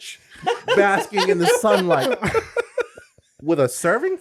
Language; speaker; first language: English; native; English